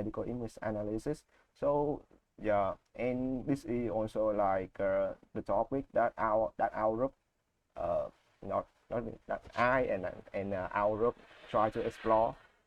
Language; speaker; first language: English; non-native, learner; Vietnamese